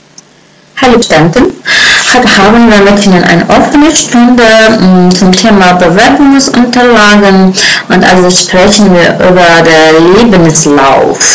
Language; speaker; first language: German; non-native, fluent; Uzbek